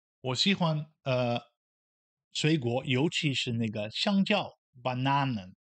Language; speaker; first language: Chinese; non-native, fluent; Dutch